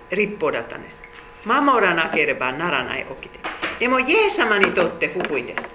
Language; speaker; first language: Japanese; non-native, fluent; Finnish